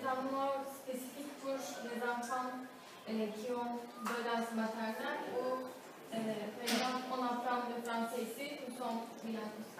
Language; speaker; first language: French; non-native, learner; Turkish